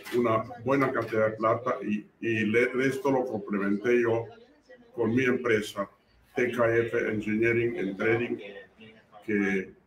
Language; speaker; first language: Spanish; non-native, fluent; Croatian